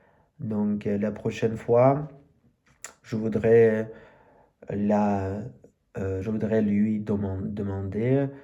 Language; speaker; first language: French; non-native, learner; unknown